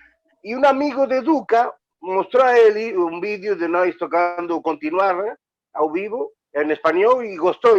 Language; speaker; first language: Portuguese; non-native, learner; Spanish